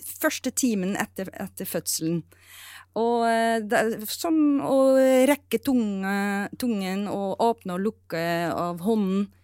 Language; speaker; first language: Norwegian; non-native, fluent; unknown